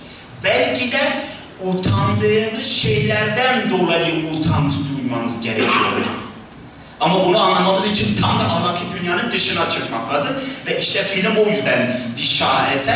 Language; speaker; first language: Turkish; native; Turkish